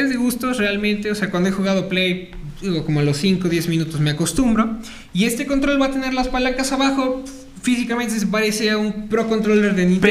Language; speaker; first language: Spanish; native; Spanish